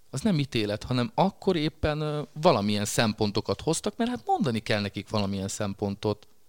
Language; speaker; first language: Hungarian; native; Hungarian